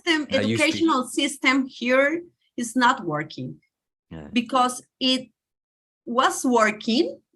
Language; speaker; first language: English; non-native, learner; Spanish